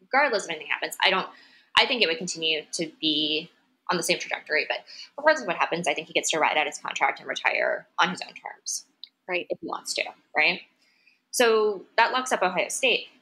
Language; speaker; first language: English; native; English